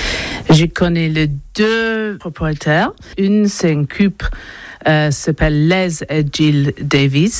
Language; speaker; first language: French; non-native, learner; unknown